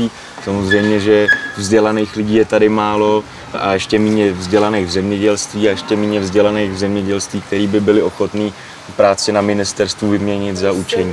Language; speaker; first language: Czech; native; Czech